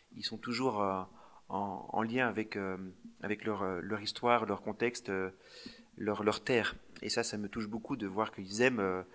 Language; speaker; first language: French; native; French